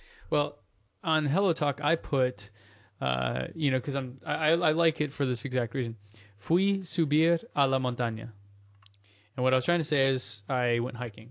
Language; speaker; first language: English; native; English